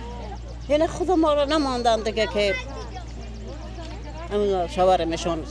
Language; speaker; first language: Persian; native; Persian